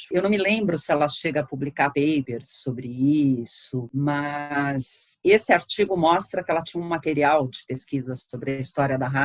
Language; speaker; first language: Portuguese; native; Portuguese